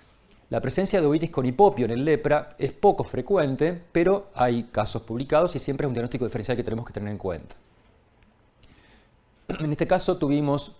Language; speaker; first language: Spanish; native; Spanish